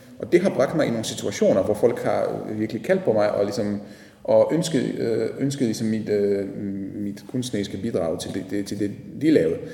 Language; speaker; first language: Danish; non-native, fluent; Polish